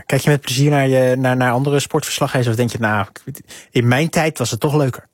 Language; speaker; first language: Dutch; native; Dutch